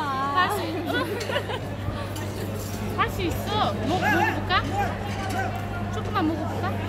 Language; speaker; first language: Korean; non-native, learner; Uzbek